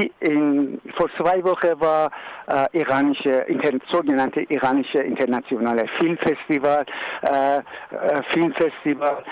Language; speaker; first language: German; non-native, learner; Persian